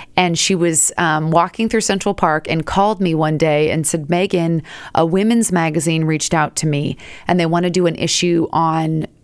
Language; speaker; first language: English; native; English